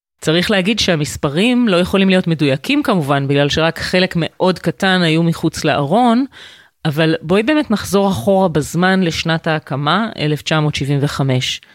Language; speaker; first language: Hebrew; native; Hebrew